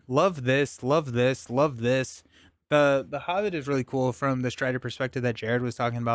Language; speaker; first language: English; native; English